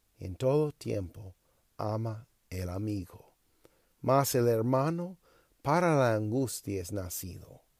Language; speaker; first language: Spanish; non-native, learner; English